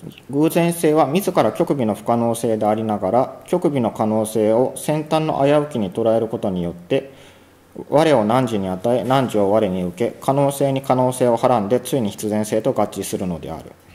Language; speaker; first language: Japanese; native; Japanese